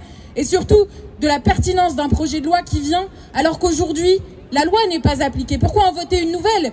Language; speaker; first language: French; native; French